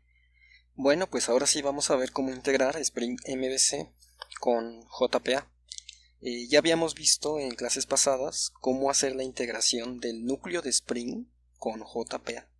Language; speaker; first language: Spanish; native; Spanish